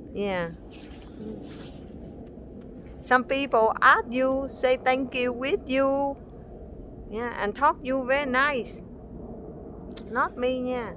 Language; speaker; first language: English; non-native, learner; Vietnamese